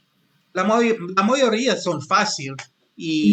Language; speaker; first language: Spanish; non-native, learner; English